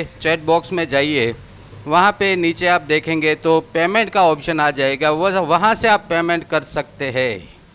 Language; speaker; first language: Hindi; non-native, local second language; Gujarati